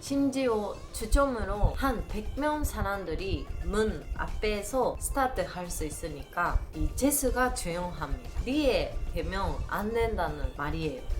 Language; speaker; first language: Korean; non-native, learner; Japanese